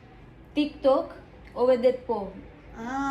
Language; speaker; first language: Hebrew; non-native, learner; Gujarati